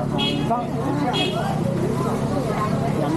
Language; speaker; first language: Chinese; native; Chinese